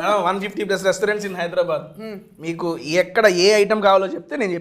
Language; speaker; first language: Telugu; native; Telugu